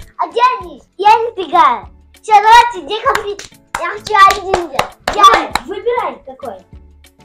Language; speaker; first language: Russian; non-native, local second language; Kazakh